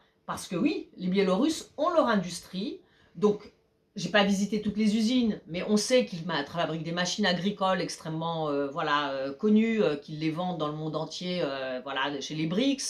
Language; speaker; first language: French; early bilingual, other home language; Polish